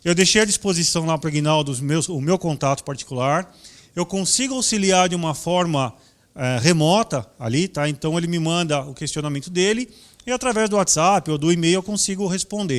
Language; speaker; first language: Portuguese; native; Portuguese